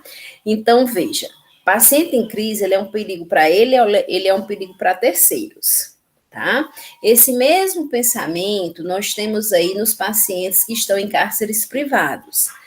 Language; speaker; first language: Portuguese; native; Portuguese